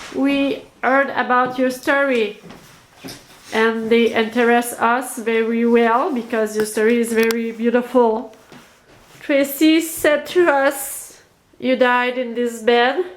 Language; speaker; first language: English; non-native, learner; French